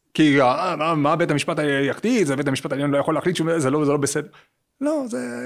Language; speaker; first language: Hebrew; native; Hebrew